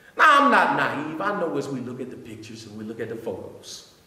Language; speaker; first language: English; native; English